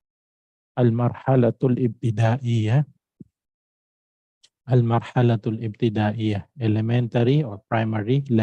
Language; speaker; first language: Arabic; non-native, fluent; Filipino